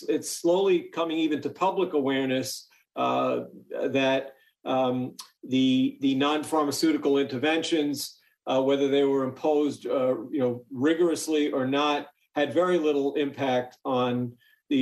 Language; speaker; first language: English; native; English